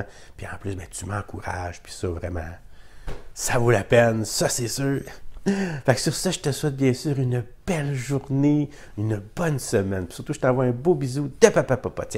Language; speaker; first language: French; native; French